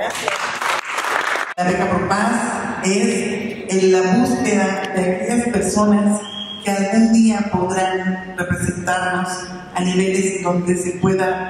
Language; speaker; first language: Spanish; native; Spanish